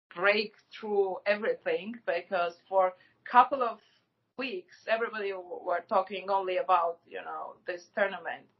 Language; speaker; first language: English; non-native, fluent; Armenian